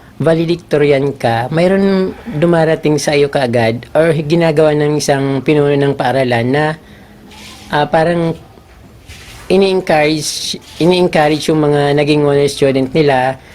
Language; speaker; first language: Filipino; non-native, local second language; Bikol